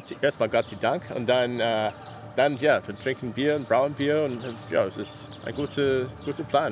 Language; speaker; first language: German; non-native, learner; English